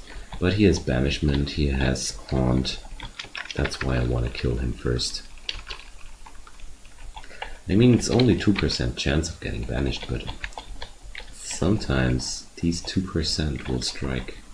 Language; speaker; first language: English; non-native, fluent; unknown